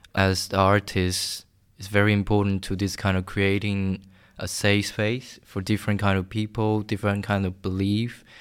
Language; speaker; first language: English; non-native, fluent; Chinese